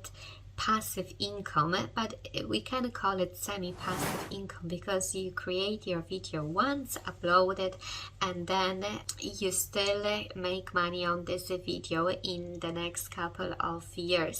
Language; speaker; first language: English; non-native, fluent; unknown